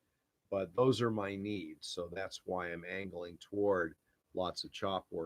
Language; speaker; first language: English; native; English